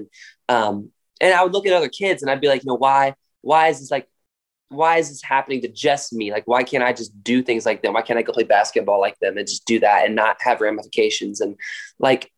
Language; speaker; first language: English; native; English